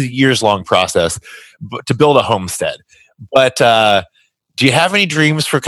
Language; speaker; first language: English; native; English